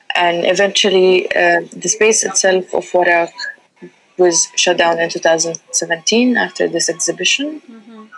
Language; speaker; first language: English; non-native, fluent; Central Atlas Tamazight